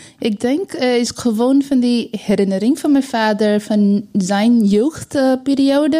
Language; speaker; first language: Dutch; non-native, learner; Bangla